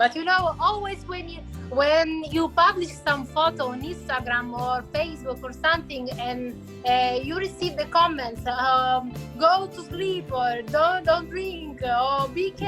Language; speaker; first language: English; non-native, fluent; Italian